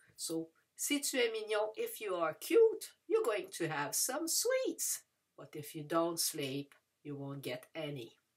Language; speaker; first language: English; non-native, fluent; French